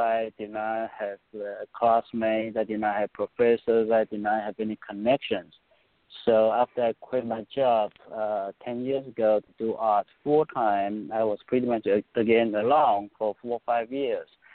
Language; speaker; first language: English; non-native, fluent; Chinese